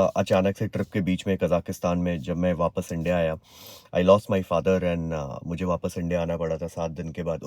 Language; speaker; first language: Hindi; native; Hindi